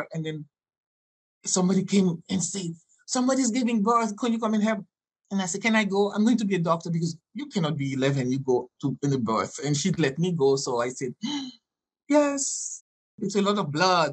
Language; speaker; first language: English; non-native, fluent; French